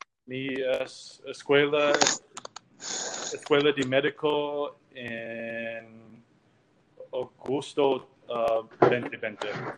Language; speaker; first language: Spanish; non-native, learner; English